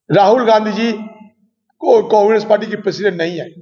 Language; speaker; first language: Hindi; non-native, local second language; Bangla